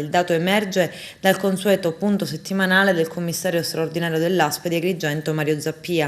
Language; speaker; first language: Italian; native; Italian